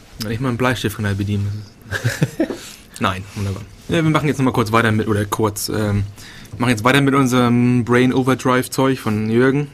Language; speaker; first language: German; native; German